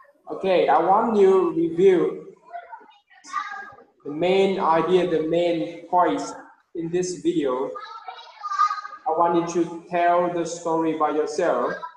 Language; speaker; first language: English; non-native, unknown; Vietnamese